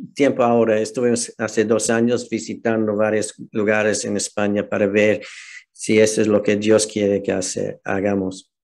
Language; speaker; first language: Spanish; non-native, fluent; English